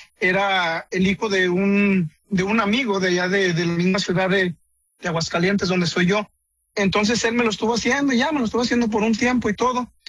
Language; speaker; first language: Spanish; native; Spanish